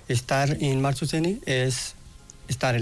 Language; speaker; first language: Spanish; non-native, learner; Arabic